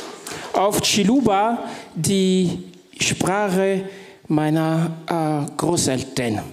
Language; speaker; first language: German; non-native, fluent; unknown